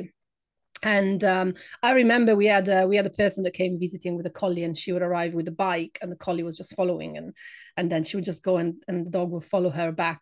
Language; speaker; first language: English; non-native, fluent; Italian